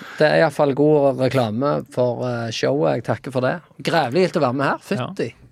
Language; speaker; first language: Norwegian; native; Norwegian